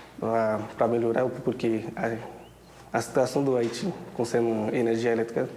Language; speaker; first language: Portuguese; non-native, fluent; Haitian Creole